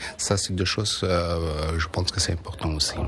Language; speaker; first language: French; non-native, learner; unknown